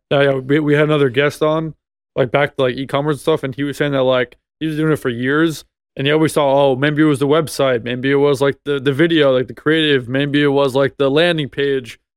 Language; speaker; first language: English; native; English